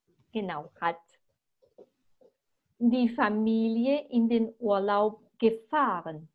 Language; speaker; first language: German; non-native, fluent; Spanish